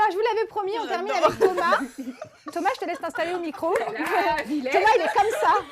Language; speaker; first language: French; native; French